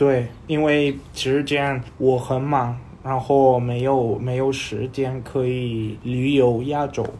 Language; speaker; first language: Chinese; non-native, learner; Spanish